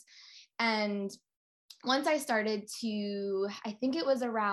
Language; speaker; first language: English; native; English